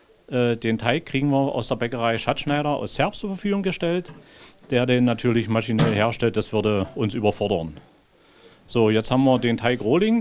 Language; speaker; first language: German; native; German